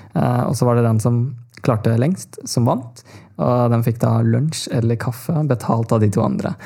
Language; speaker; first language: Norwegian; early bilingual, other home language; Tamil